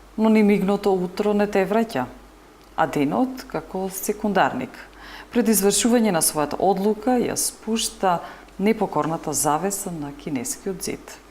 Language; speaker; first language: Macedonian; native; Macedonian